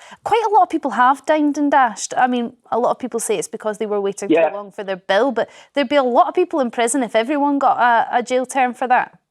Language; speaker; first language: English; native; English